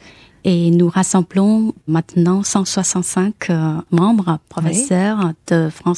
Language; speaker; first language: French; non-native, fluent; Chinese